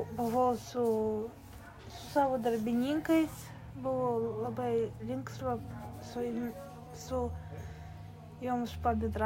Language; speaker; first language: Lithuanian; non-native, learner; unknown